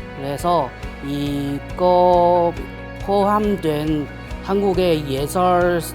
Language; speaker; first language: Korean; non-native, learner; Chinese